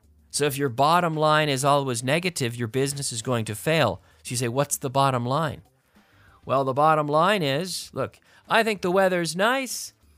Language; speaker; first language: English; native; English